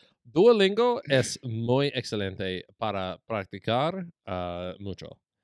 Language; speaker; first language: Spanish; non-native, learner; English